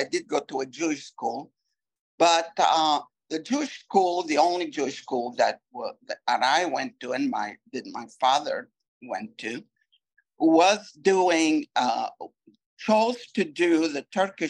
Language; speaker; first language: English; non-native, fluent; Turkish